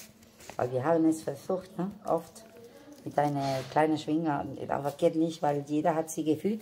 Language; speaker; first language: German; non-native, fluent; Spanish